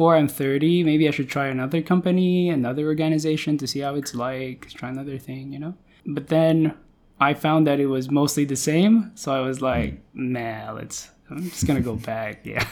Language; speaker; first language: English; non-native, local second language; Filipino